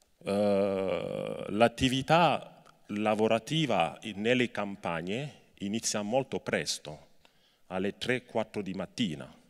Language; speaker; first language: Italian; non-native, fluent; French